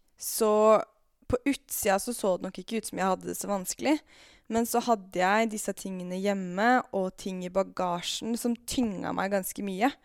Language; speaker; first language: Norwegian; native; Norwegian